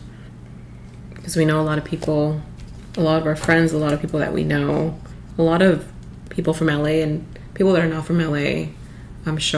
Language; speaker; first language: English; early bilingual, other home language; Spanish